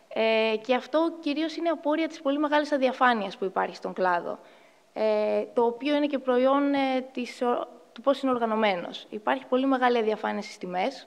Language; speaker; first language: Greek; native; Greek